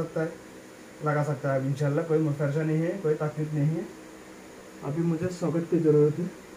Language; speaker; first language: Hindi; non-native, fluent; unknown